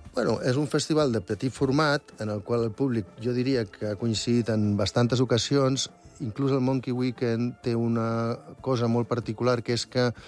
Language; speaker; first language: Catalan; native; Catalan